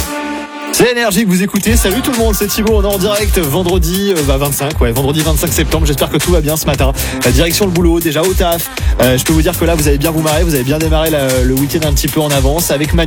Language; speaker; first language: French; native; French